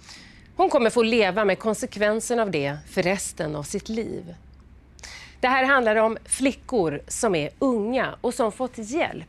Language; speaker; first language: Swedish; native; Swedish